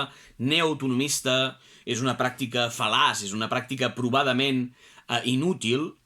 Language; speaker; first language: Catalan; native; Catalan